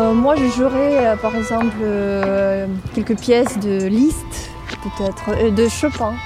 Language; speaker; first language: French; non-native, fluent; Russian